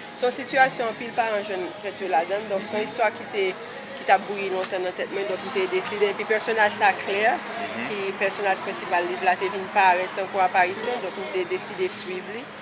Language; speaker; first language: Haitian Creole; native; Haitian Creole